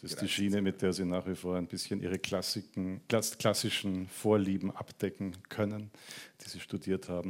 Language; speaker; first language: German; native; German